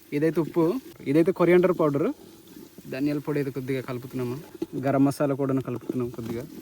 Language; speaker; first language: Telugu; native; Telugu